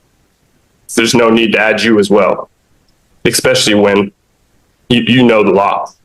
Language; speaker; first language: English; native; English